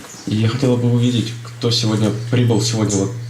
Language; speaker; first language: Russian; native; Russian